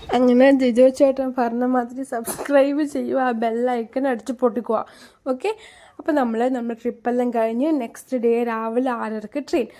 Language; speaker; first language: Malayalam; early bilingual, heritage; Malayalam